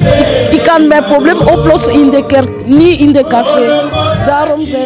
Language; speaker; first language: Dutch; early bilingual, other home language; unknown